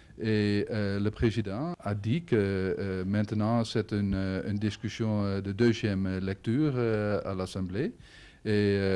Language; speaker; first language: French; non-native, fluent; Dutch